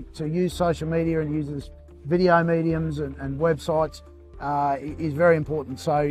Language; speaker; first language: English; native; English